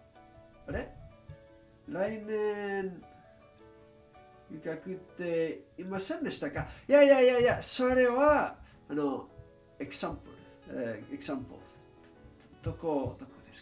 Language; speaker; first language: Japanese; non-native, learner; English